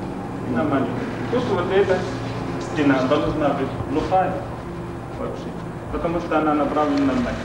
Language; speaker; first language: Russian; non-native, learner; Arabic